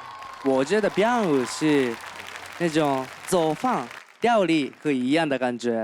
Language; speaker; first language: Chinese; non-native, learner; Japanese